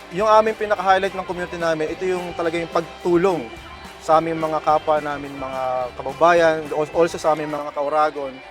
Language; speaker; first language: Filipino; non-native, local second language; Bikol